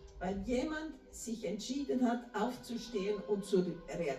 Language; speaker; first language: German; non-native, fluent; Portuguese